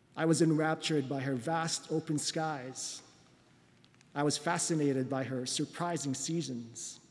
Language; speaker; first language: English; non-native, local second language; Filipino